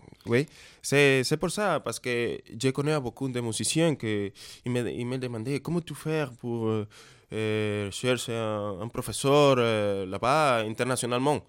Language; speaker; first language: French; non-native, learner; Spanish